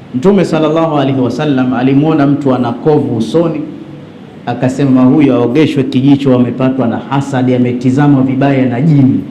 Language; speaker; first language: Swahili; native; Swahili